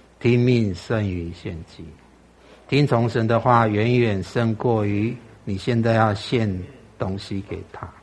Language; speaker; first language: Chinese; native; Chinese